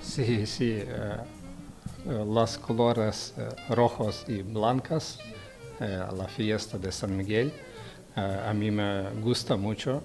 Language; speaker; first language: Spanish; non-native, learner; Ukrainian